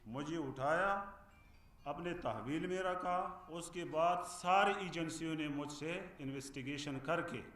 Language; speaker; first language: Urdu; non-native, fluent; Pashto